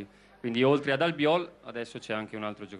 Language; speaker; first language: Italian; native; Italian